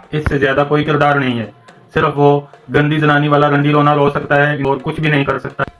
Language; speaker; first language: Urdu; non-native, local second language; Northern Hindko